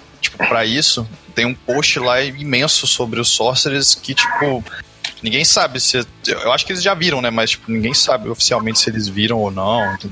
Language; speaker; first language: Portuguese; native; Portuguese